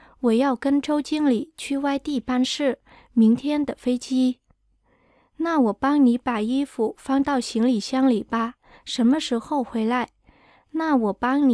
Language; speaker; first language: Chinese; non-native, fluent; Vietnamese